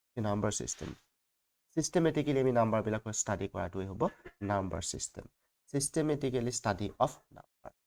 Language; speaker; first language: Assamese; native; Assamese